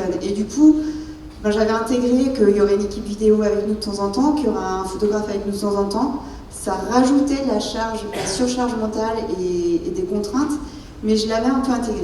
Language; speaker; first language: French; native; French